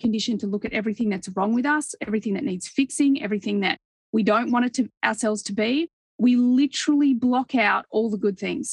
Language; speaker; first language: English; native; English